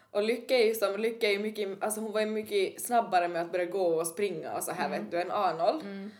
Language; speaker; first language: Swedish; native; Swedish